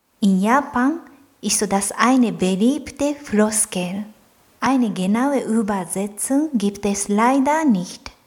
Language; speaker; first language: German; non-native, fluent; Japanese